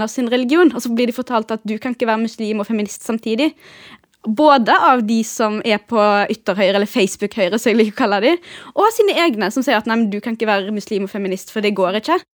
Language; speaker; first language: Norwegian; early bilingual, other home language; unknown